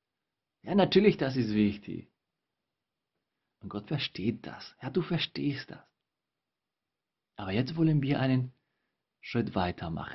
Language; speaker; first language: German; non-native, fluent; Spanish